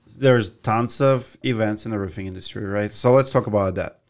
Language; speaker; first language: English; non-native, fluent; Russian